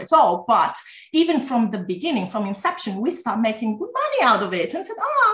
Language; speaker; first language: English; non-native, fluent; Italian